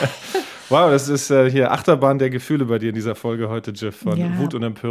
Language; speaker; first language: German; native; German